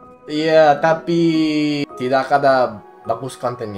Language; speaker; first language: Indonesian; non-native, learner; English